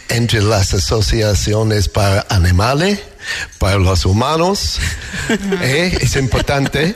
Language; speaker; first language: Spanish; non-native, learner; English